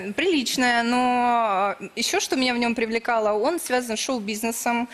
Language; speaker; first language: Russian; native; Russian